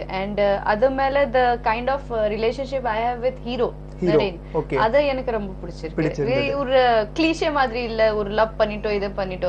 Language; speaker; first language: Tamil; non-native, local second language; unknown